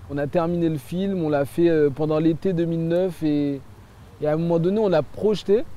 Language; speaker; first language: French; early bilingual, other home language; Haitian Creole